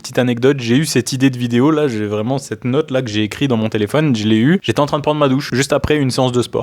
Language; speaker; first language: French; native; French